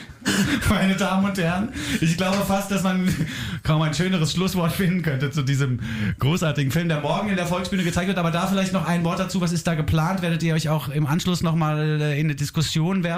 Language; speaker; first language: German; native; German